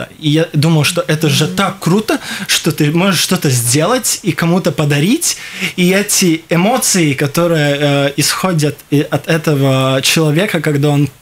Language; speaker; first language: Russian; non-native, local second language; Latvian